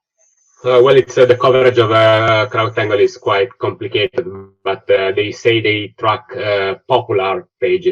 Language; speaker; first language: English; non-native, fluent; Italian